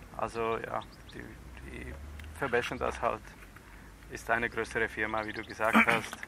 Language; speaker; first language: German; non-native, fluent; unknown